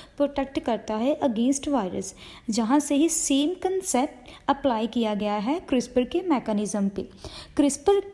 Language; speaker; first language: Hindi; non-native, local second language; Punjabi